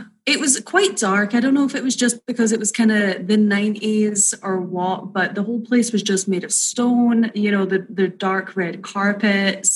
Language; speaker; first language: English; native; English